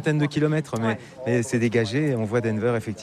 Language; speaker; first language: French; native; French